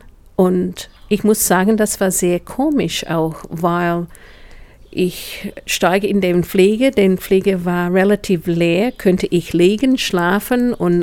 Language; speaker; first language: German; non-native, fluent; English